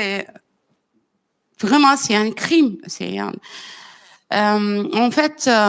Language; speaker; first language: French; non-native, learner; Arabic